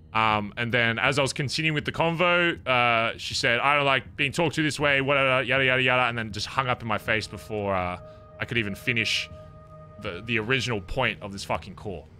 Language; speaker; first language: English; native; English